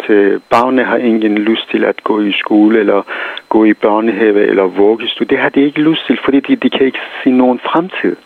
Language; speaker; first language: Danish; non-native, fluent; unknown